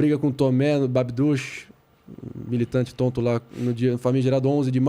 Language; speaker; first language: Portuguese; native; Portuguese